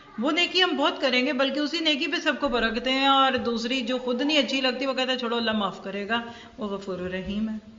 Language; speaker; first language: Urdu; native; Urdu